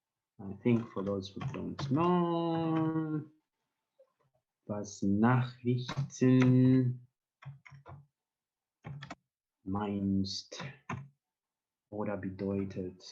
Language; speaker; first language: German; non-native, learner; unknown